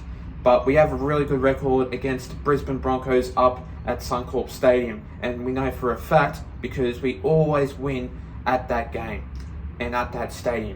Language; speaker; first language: English; native; English